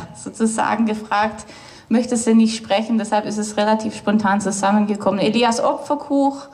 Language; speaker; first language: German; native; German